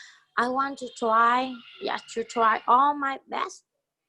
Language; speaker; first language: English; non-native, learner; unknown